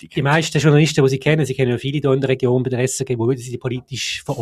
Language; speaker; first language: German; native; German